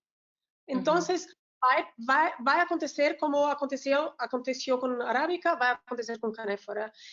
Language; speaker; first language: Spanish; non-native, learner; Portuguese